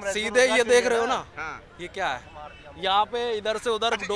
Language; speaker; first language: Hindi; native; Hindi